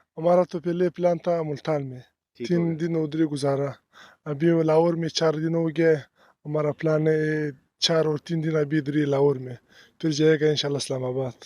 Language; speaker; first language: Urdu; non-native, local second language; Pashto